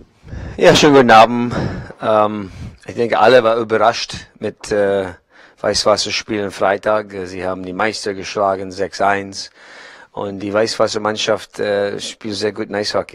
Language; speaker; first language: German; non-native, learner; English